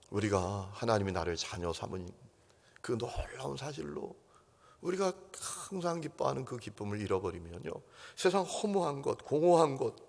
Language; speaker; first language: Korean; native; Korean